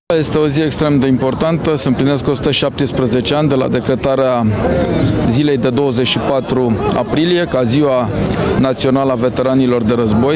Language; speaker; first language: Romanian; native; Romanian